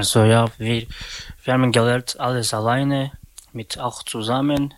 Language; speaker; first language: German; non-native, learner; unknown